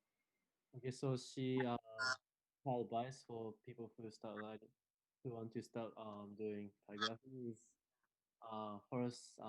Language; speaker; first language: English; non-native, fluent; Japanese